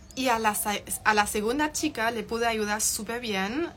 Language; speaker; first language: Spanish; non-native, fluent; German